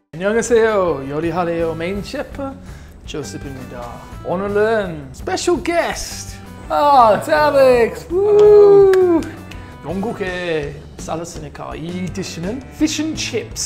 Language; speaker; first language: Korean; non-native, fluent; English